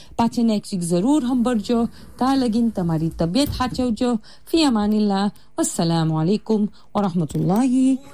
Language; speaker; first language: Gujarati; early bilingual, heritage; Gujarati